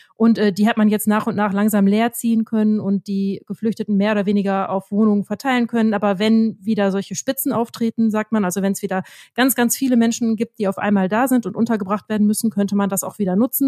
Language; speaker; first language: German; native; German